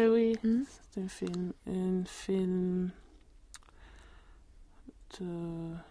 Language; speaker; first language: French; non-native, learner; Swedish